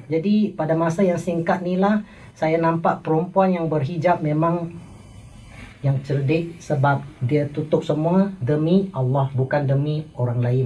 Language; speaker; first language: Malay; non-native, local second language; Min Nan Chinese